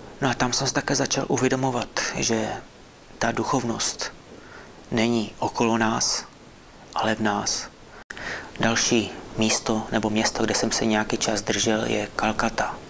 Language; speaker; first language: Czech; native; Czech